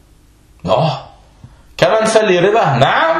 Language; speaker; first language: Danish; non-native, fluent; Arabic